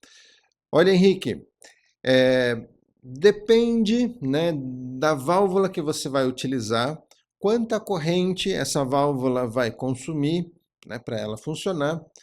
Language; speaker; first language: Portuguese; native; Portuguese